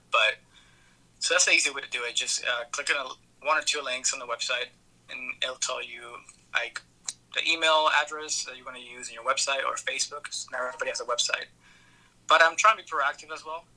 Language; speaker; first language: English; early bilingual, other home language; Spanish